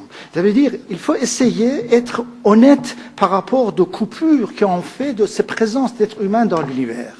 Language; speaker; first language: French; non-native, fluent; Persian